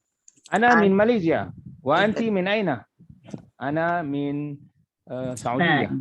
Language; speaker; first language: Arabic; non-native, fluent; Malay